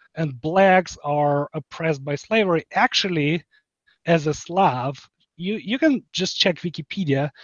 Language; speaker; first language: English; non-native, fluent; Ukrainian